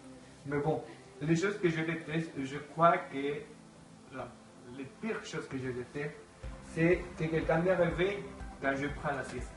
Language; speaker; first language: French; non-native, learner; Spanish